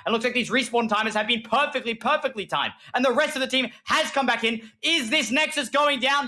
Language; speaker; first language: English; native; English